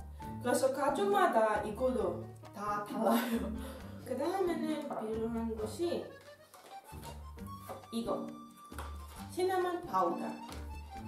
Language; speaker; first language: Korean; non-native, learner; Dutch